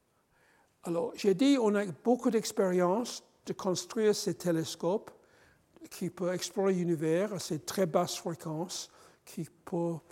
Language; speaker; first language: French; non-native, fluent; English